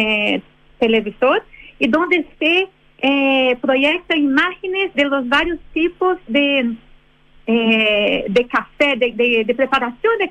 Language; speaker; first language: Spanish; non-native, fluent; Portuguese